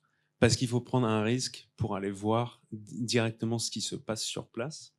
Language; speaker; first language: French; native; French